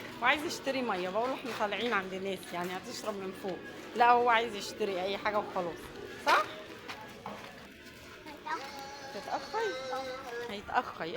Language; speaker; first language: Arabic; native; Arabic